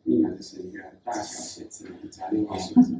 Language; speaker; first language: Chinese; native; Chinese